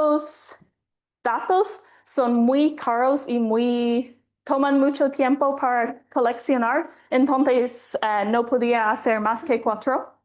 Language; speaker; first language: Spanish; non-native, fluent; English